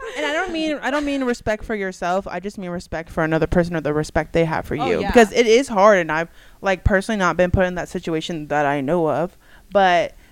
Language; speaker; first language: English; native; English